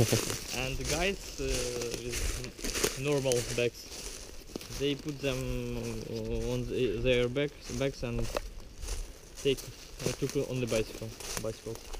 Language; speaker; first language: English; non-native, learner; Ukrainian